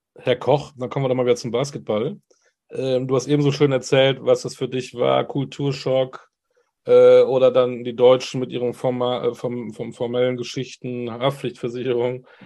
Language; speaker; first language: German; native; German